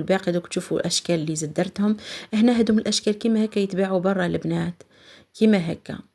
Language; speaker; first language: Arabic; native; Arabic